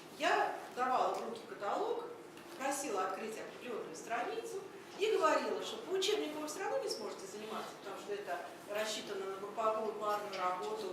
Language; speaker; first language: Russian; native; Russian